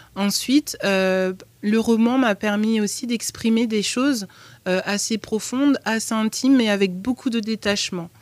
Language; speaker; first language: French; native; French